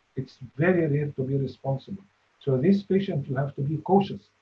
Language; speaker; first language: English; non-native, fluent; Arabic